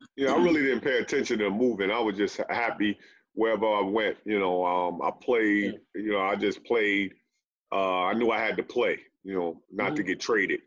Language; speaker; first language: English; native; English